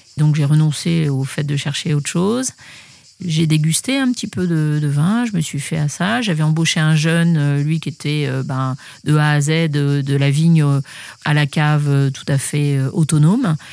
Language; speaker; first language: French; native; French